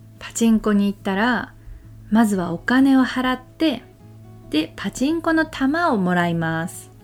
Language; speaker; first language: Japanese; native; Japanese